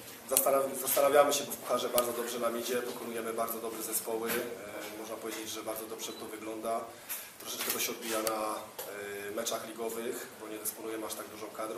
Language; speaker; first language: Polish; native; Polish